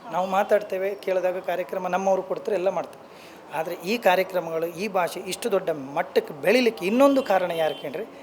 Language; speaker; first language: Kannada; native; Kannada